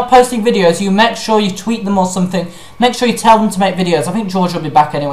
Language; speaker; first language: English; native; English